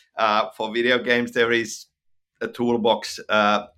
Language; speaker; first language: English; non-native, fluent; Finnish